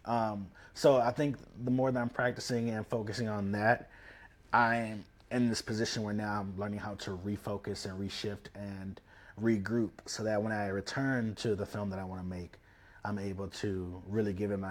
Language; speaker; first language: English; native; English